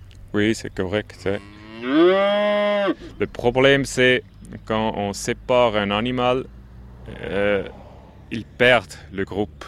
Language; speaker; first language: French; non-native, local second language; German